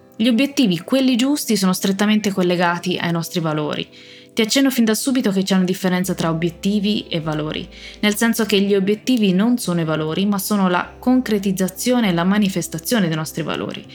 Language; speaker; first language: Italian; native; Italian